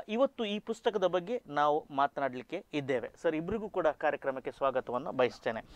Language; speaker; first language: Kannada; native; Kannada